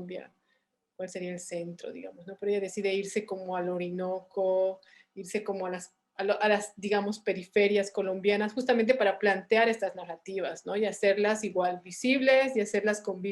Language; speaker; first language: Spanish; native; Spanish